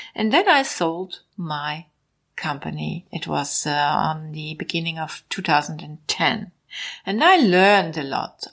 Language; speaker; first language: English; non-native, learner; German